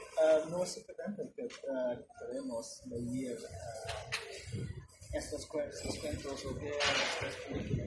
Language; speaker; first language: Spanish; non-native, learner; English